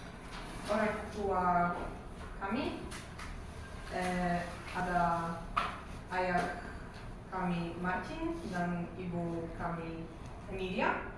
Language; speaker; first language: Indonesian; non-native, learner; Polish